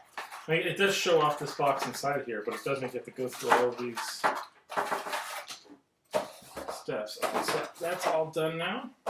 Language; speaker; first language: English; native; English